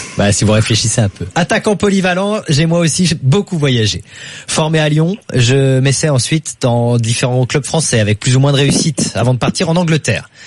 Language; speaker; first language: French; native; French